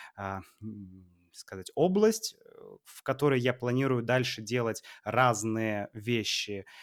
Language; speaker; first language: Russian; native; Russian